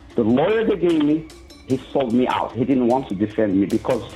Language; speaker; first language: English; non-native, fluent; Arabic